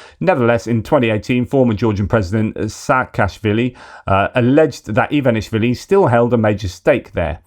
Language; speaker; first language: English; native; English